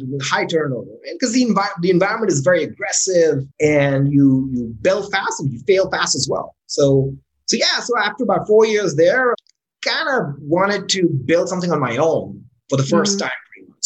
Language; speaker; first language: English; non-native, local second language; Urdu